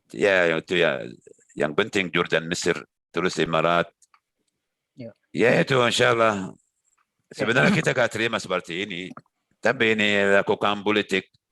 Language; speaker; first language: Indonesian; non-native, learner; Arabic